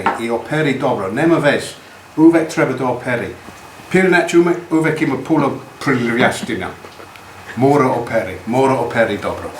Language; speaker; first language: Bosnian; non-native, learner; English